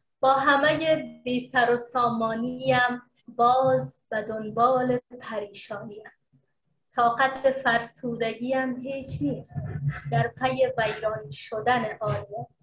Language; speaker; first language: Persian; native; Persian